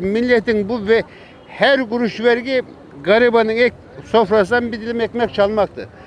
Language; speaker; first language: Turkish; native; Turkish